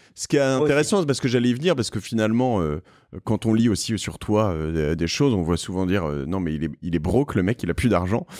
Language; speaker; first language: French; native; French